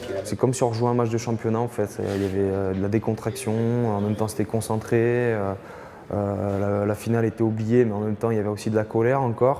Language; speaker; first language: French; native; French